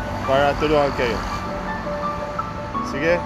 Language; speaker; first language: Filipino; non-native, fluent; Arabic